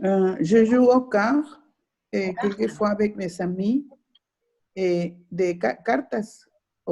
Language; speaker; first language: French; non-native, learner; Spanish